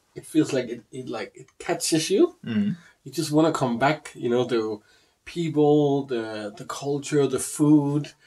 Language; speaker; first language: English; non-native, fluent; Danish